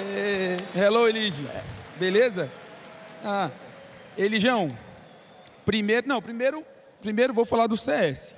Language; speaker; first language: Portuguese; native; Portuguese